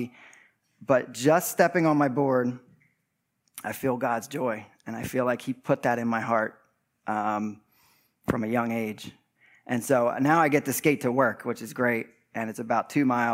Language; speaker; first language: English; native; English